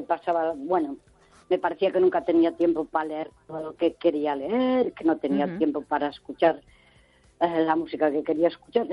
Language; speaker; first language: Spanish; native; Spanish